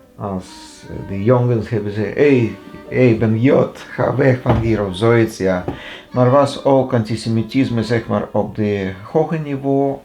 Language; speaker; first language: Dutch; non-native, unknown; Russian